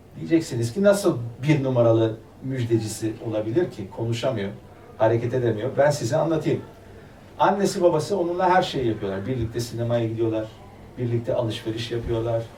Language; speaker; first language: Turkish; early bilingual, other home language; German